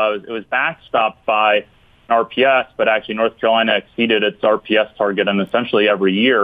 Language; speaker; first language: English; native; English